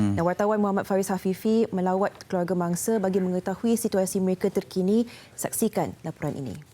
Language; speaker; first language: Malay; native; Malay